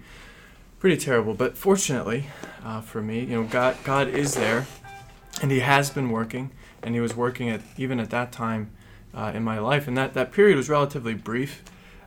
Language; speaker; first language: English; native; English